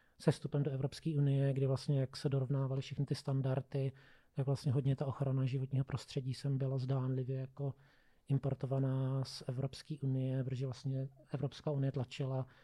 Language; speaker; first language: Czech; native; Czech